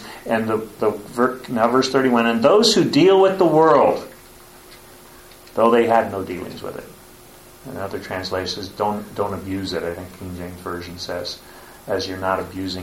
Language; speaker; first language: English; native; English